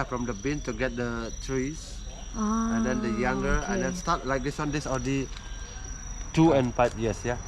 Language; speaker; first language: English; non-native, learner; Indonesian